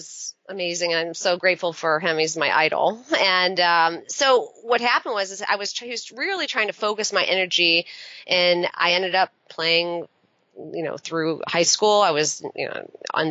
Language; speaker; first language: English; native; English